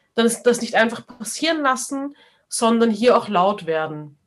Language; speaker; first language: German; native; German